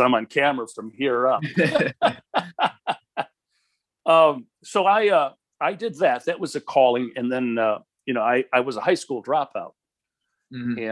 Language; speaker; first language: English; native; English